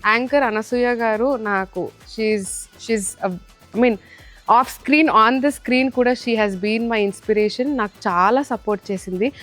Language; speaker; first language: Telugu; native; Telugu